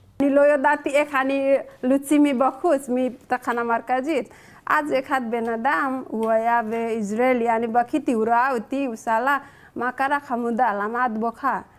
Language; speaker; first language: Hebrew; non-native, learner; Nepali